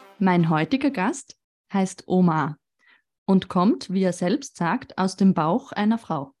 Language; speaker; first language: German; native; German